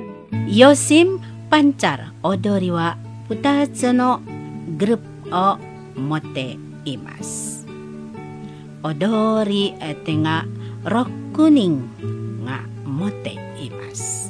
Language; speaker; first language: Japanese; non-native, learner; Indonesian